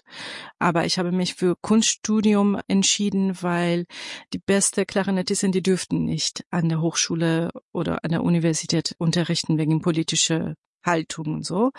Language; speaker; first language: German; non-native, fluent; Persian